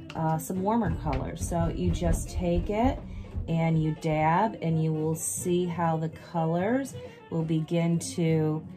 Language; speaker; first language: English; native; English